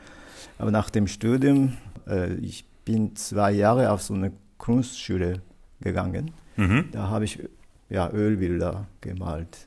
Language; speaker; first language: German; non-native, fluent; Japanese